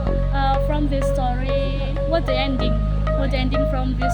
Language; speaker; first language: English; non-native, learner; Indonesian